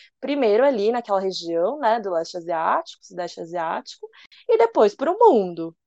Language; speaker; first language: Portuguese; early bilingual, other home language; Korean